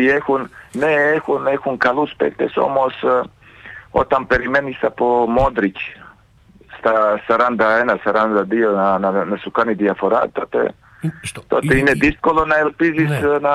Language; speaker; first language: Greek; non-native, fluent; Serbian